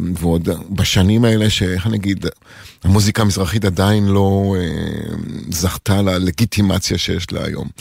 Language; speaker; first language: Hebrew; native; Hebrew